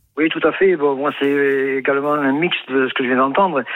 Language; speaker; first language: French; native; French